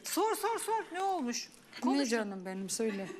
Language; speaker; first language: Turkish; non-native, learner; Armenian